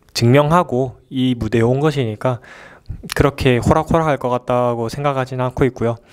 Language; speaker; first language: Korean; native; Korean